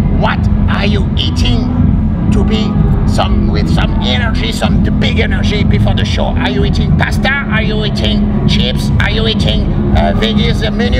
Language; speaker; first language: English; non-native, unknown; French